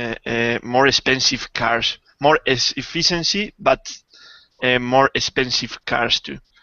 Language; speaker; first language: English; non-native, learner; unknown